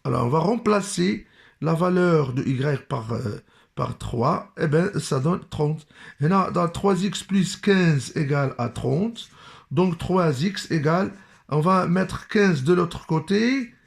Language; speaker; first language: French; non-native, local second language; Arabic